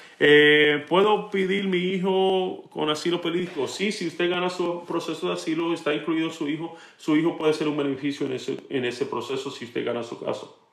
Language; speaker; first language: Spanish; early bilingual, heritage; Spanish